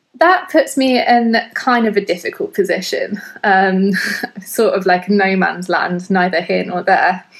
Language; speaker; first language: English; early bilingual, other home language; Hindi